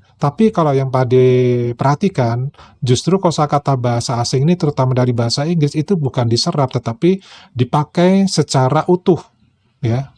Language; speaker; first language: Indonesian; native; Indonesian